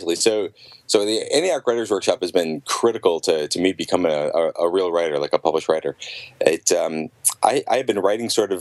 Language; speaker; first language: English; native; English